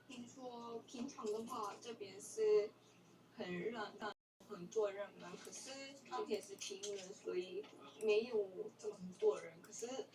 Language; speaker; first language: Chinese; non-native, learner; Korean